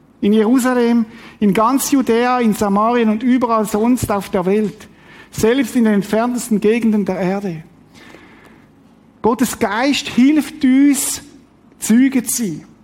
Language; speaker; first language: German; native; German